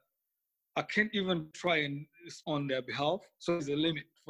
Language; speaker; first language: English; non-native, local second language; Kinyarwanda